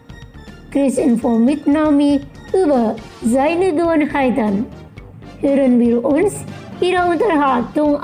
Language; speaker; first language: German; non-native, learner; Indonesian